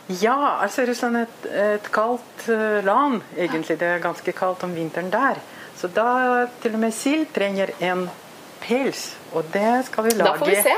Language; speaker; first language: Norwegian; non-native, fluent; Russian